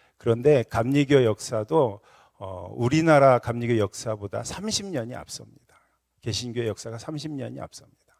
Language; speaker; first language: Korean; native; Korean